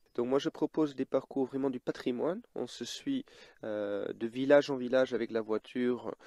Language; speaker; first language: French; early bilingual, other home language; Dutch